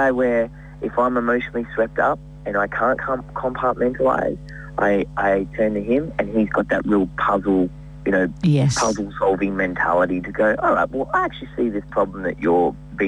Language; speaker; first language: English; native; English